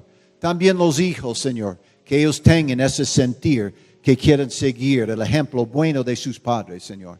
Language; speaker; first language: Spanish; non-native, fluent; English